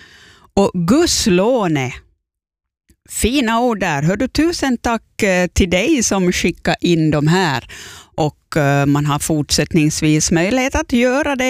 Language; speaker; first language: Swedish; native; Swedish